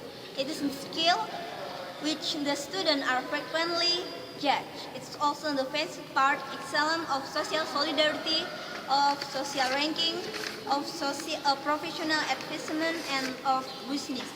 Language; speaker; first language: English; non-native, learner; Indonesian